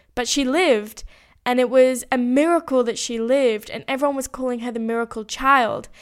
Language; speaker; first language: English; native; English